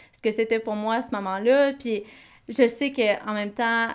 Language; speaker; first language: French; native; French